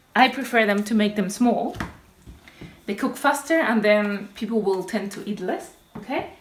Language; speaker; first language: English; non-native, fluent; Spanish